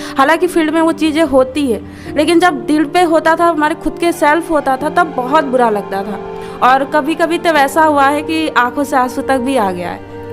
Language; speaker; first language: Hindi; non-native, local second language; Assamese